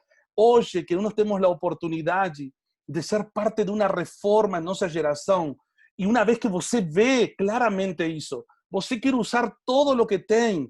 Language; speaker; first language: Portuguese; non-native, learner; Spanish